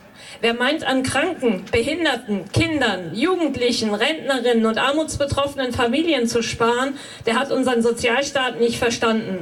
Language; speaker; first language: German; native; German